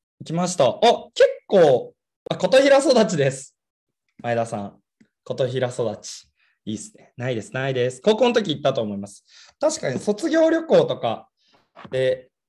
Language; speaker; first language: Japanese; native; Japanese